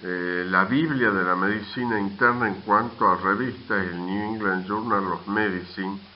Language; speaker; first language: Spanish; native; Spanish